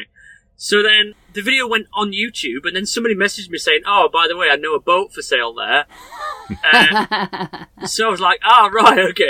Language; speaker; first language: English; native; English